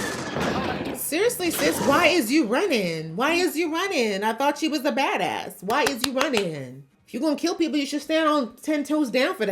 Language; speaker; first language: English; native; English